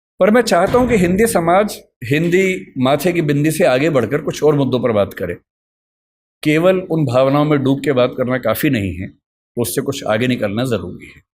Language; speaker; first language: Hindi; native; Hindi